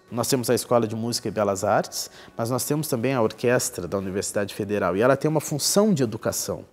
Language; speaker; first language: Portuguese; native; Portuguese